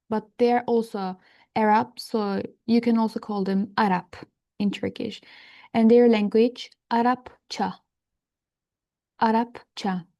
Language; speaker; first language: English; non-native, fluent; Turkish